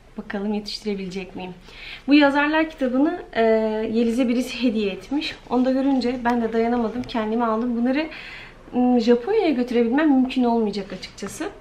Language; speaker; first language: Turkish; native; Turkish